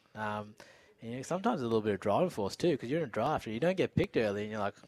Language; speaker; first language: English; non-native, local second language; Urdu